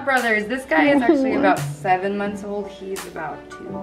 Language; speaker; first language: English; native; English